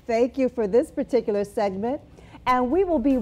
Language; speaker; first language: English; native; English